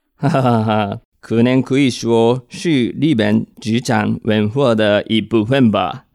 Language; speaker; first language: Chinese; non-native, fluent; Japanese